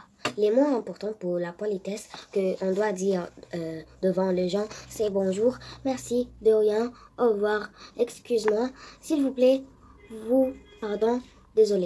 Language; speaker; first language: French; non-native, learner; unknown